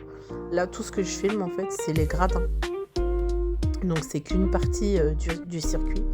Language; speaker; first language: French; native; French